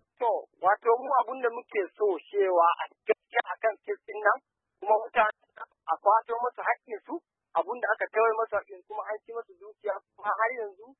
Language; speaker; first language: Hausa; non-native, local second language; Fula